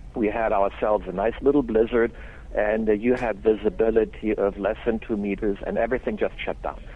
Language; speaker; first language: English; non-native, fluent; German